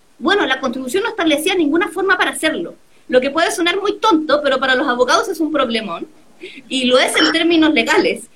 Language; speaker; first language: Spanish; native; Spanish